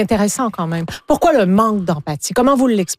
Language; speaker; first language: French; native; French